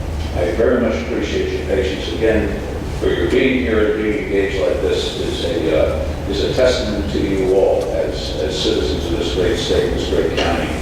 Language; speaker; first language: English; native; English